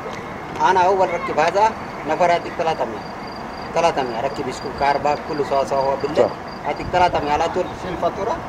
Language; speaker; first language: Arabic; non-native, learner; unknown